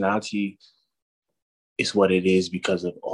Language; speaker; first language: English; native; English